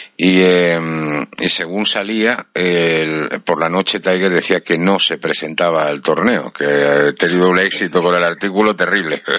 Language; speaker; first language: Spanish; native; Spanish